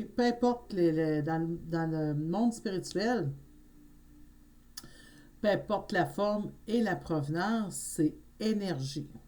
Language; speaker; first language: French; native; French